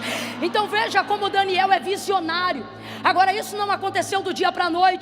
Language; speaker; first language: Portuguese; native; Portuguese